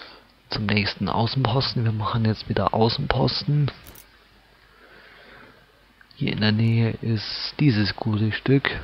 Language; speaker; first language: German; native; German